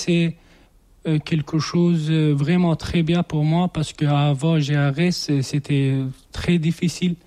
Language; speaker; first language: French; non-native, learner; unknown